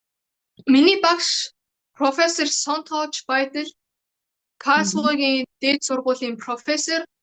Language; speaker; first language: Mongolian; early bilingual, heritage; Mongolian